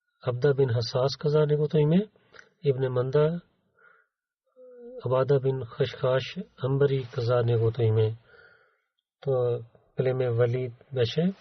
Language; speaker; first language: Bulgarian; non-native, learner; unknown